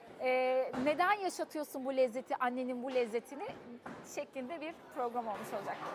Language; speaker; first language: Turkish; early bilingual, heritage; Turkish